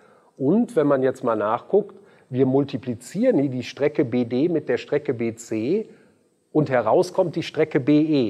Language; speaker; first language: German; native; German